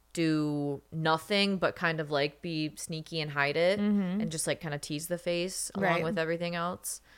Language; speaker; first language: English; native; English